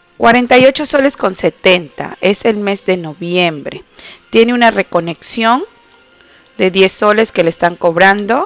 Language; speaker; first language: Spanish; native; Spanish